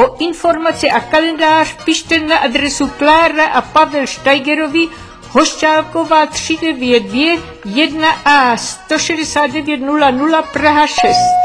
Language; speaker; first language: Czech; native; Czech